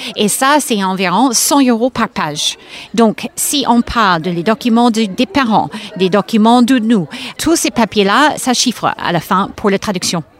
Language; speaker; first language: French; non-native, fluent; English